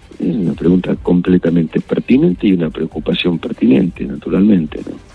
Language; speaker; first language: Spanish; native; Spanish